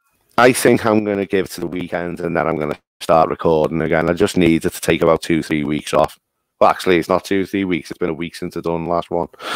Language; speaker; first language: English; native; English